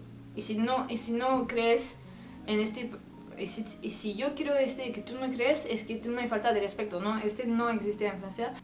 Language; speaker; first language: Spanish; non-native, learner; French